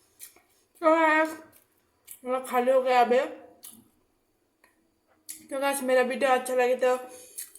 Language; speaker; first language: Hindi; non-native, local second language; Bodo